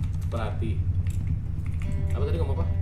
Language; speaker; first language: Indonesian; native; Indonesian